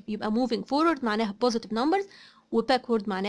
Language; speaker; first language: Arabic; native; Arabic